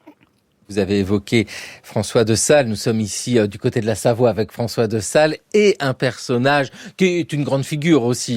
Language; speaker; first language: French; native; French